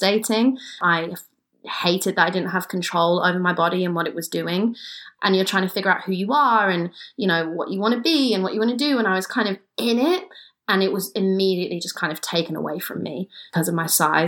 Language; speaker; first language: English; native; English